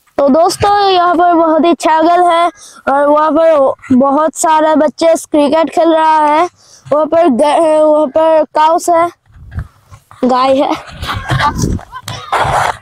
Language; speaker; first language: Hindi; non-native, learner; Bangla